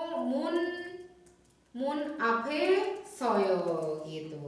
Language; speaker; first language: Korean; non-native, fluent; Indonesian